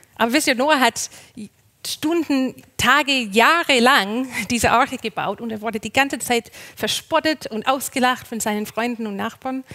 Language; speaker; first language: German; non-native, fluent; English